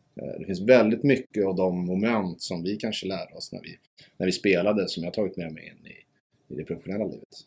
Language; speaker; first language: Swedish; native; Swedish